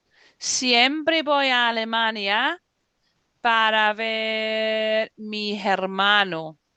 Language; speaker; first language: Spanish; non-native, fluent; English